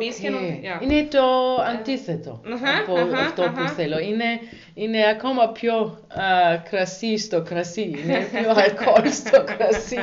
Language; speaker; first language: Greek; non-native, learner; German